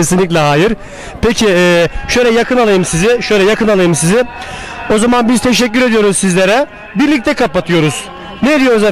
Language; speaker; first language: Turkish; native; Turkish